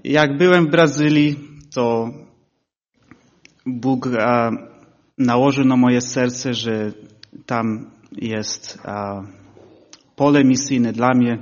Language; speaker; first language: Polish; early bilingual, heritage; Polish